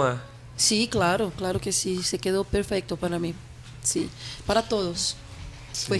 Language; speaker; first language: Spanish; non-native, fluent; Portuguese